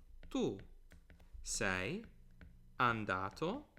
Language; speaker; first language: Italian; non-native, fluent; English